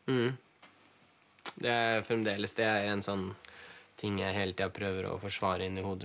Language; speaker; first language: Norwegian; early bilingual, other home language; Russian